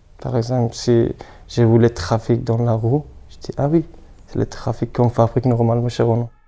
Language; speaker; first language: French; non-native, learner; Persian